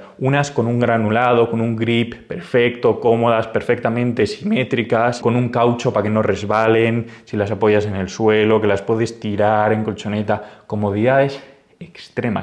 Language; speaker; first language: Spanish; native; Spanish